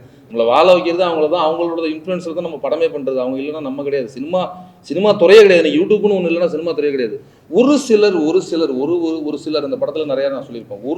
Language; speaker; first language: Tamil; native; Tamil